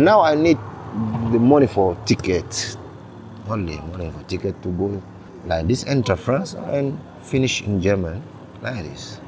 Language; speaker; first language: English; non-native, learner; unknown